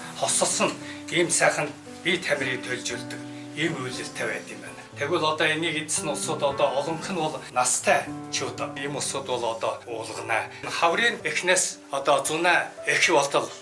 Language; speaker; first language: Mongolian; native; Mongolian